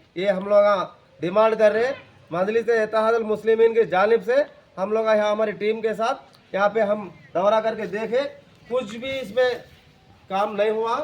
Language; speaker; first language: Hindi; native; Hindi